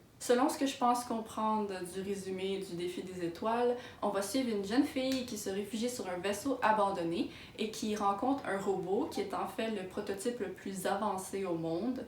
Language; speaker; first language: French; native; French